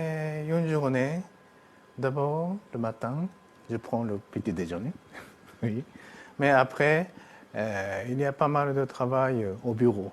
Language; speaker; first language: French; non-native, fluent; Japanese